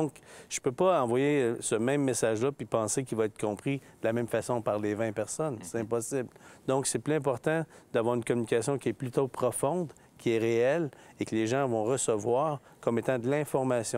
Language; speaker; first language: French; native; French